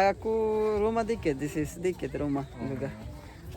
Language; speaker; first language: Indonesian; non-native, learner; Urdu